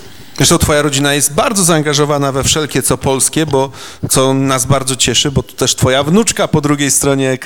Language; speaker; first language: Polish; native; Polish